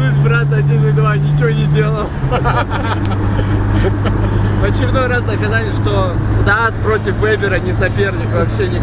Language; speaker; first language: Russian; native; Russian